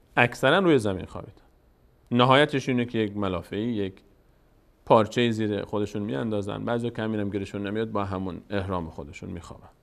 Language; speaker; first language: Persian; native; Persian